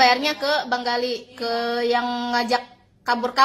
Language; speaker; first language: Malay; non-native, local second language; Sundanese